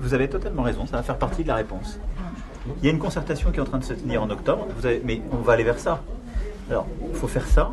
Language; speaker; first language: French; native; French